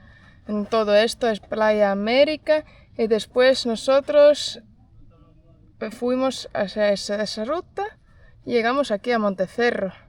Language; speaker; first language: Spanish; non-native, fluent; Portuguese